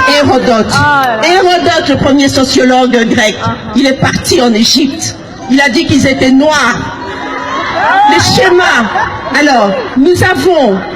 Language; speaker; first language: French; early bilingual, other home language; Lingala